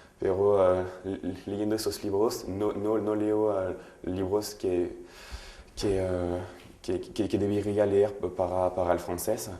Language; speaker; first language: Spanish; non-native, learner; French